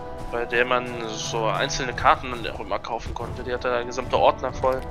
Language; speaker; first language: German; native; German